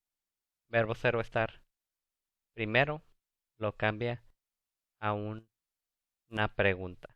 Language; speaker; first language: Spanish; early bilingual, heritage; Spanish